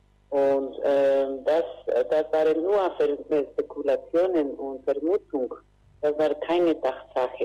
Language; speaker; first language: German; non-native, fluent; Spanish